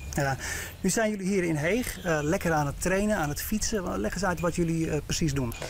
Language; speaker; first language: Dutch; native; Dutch